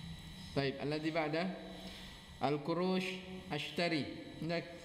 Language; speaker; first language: Arabic; non-native, fluent; Indonesian